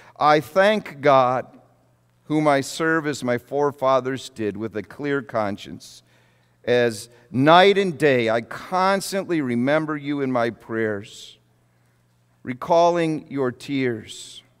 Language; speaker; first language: English; native; English